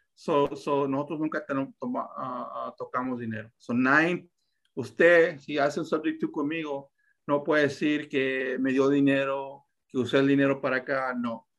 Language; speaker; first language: Spanish; early bilingual, heritage; Spanish